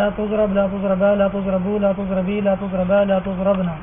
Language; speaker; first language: Arabic; non-native, learner; Urdu